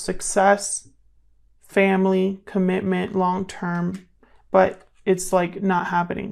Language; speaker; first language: English; native; English